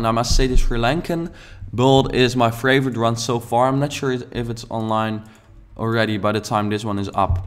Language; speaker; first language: English; non-native, fluent; Dutch